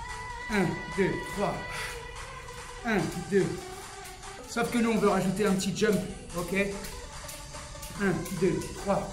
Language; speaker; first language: French; native; French